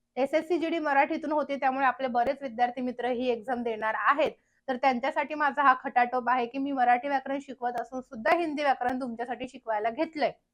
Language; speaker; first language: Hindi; non-native, local second language; Marathi